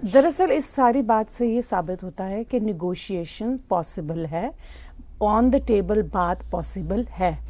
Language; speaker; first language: Urdu; native; Urdu